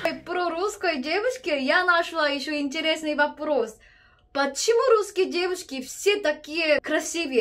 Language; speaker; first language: Russian; non-native, learner; Korean